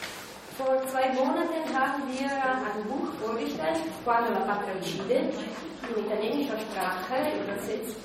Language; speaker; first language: German; non-native, local second language; Italian